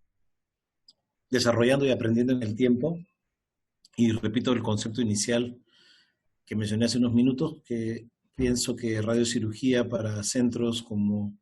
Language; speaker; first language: Spanish; native; Spanish